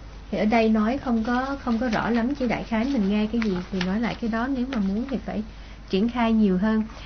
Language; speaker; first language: Vietnamese; native; Vietnamese